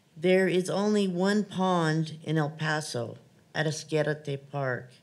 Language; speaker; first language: English; native; English